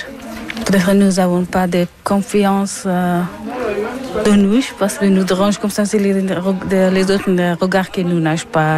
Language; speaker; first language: French; non-native, learner; Persian